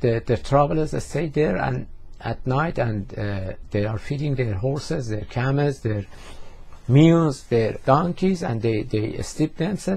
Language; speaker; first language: English; non-native, fluent; Persian